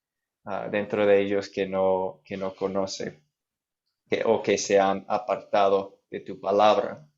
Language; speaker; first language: Spanish; non-native, fluent; English